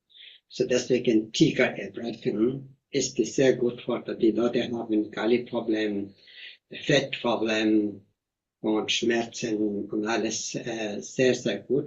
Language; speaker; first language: German; non-native, fluent; Tibetan